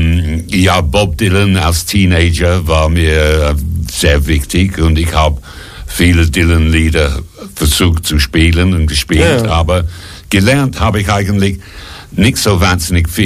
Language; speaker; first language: German; non-native, fluent; English